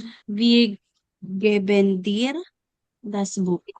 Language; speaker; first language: German; non-native, learner; Filipino